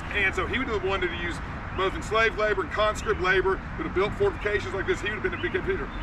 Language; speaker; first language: English; native; English